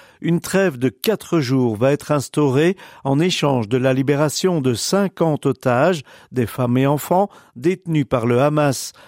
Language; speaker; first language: French; native; French